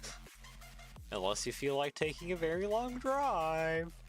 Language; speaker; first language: English; native; English